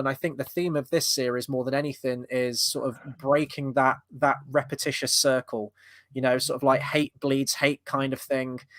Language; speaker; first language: English; native; English